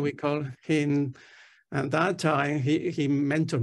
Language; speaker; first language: English; non-native, fluent; Spanish